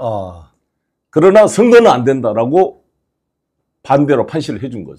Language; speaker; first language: Korean; native; Korean